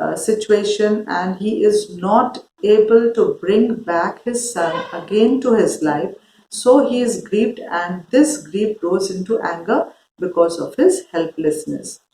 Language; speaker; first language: English; non-native, local second language; Hindi